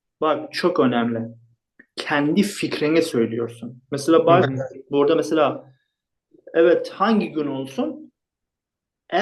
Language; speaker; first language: Turkish; non-native, fluent; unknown